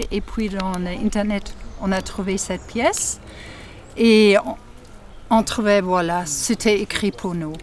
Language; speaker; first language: French; non-native, fluent; German